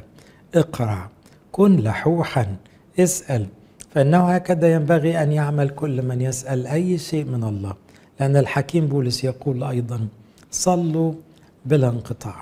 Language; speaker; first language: Arabic; native; Arabic